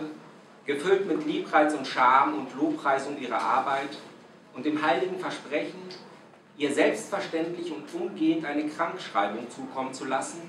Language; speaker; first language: German; non-native, fluent; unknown